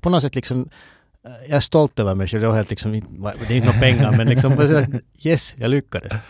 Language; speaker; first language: Swedish; native; Swedish